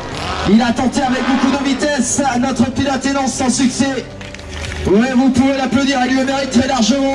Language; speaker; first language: French; native; French